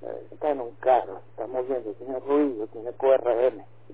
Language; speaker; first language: Spanish; native; Spanish